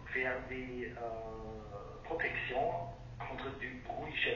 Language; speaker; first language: French; non-native, learner; German